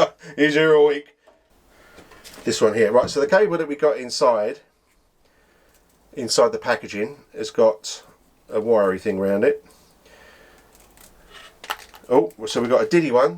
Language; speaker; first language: English; native; English